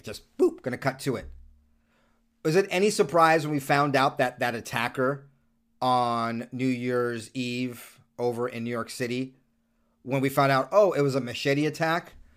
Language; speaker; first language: English; native; English